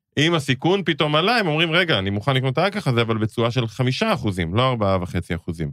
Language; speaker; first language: Hebrew; native; Hebrew